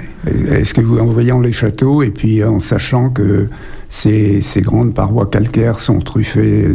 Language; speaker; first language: French; native; French